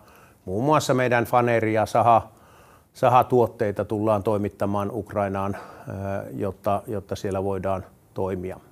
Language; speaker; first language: Finnish; native; Finnish